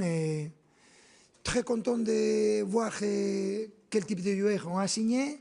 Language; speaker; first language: French; non-native, fluent; Spanish